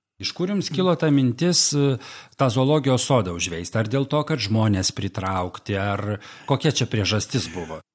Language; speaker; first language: Lithuanian; native; Lithuanian